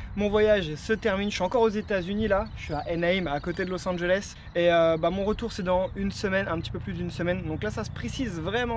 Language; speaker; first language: French; native; French